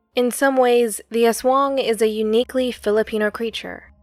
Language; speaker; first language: English; early bilingual, other home language; Filipino